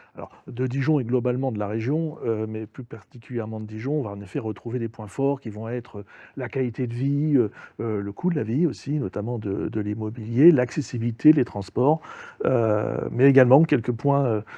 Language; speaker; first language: French; native; French